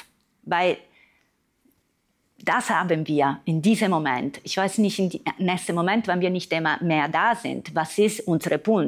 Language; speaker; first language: German; non-native, fluent; Italian